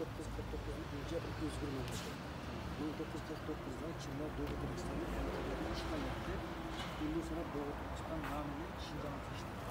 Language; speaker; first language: Turkish; non-native, learner; Uyghur